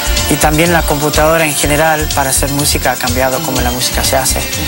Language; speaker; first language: Spanish; early bilingual, heritage; Spanish